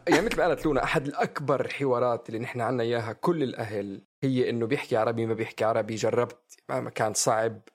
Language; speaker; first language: Arabic; native; Arabic